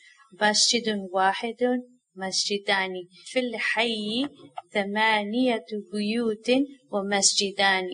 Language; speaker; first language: Arabic; non-native, learner; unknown